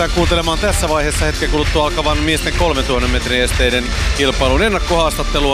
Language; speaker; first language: Finnish; native; Finnish